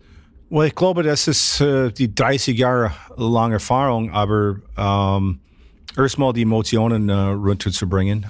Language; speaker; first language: German; non-native, fluent; English